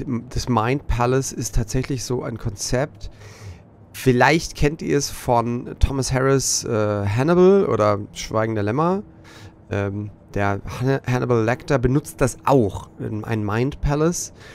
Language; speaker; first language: German; native; German